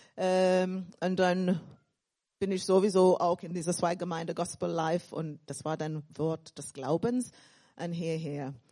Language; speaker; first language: German; non-native, fluent; English